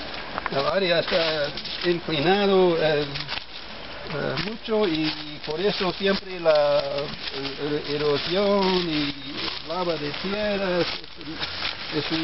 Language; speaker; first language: Spanish; non-native, fluent; English